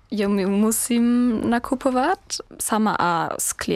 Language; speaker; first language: Czech; non-native, learner; German